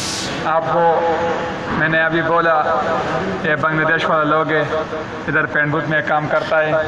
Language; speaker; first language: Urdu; non-native, local second language; Pashto